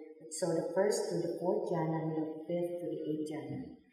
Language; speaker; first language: English; non-native, fluent; Indonesian